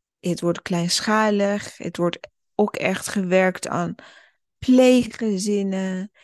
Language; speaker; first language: Dutch; early bilingual, other home language; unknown